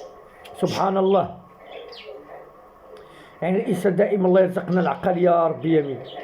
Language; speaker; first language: Arabic; native; Arabic